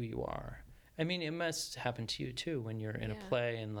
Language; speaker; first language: English; native; English